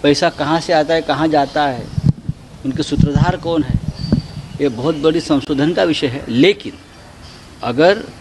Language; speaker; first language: Hindi; non-native, local second language; Marathi